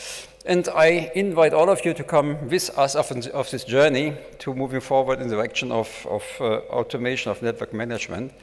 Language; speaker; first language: English; non-native, fluent; German